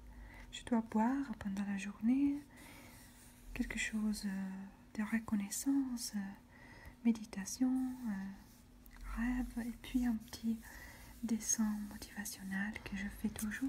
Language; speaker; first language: French; non-native, fluent; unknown